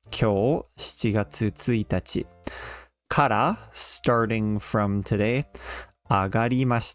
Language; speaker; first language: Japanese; non-native, fluent; English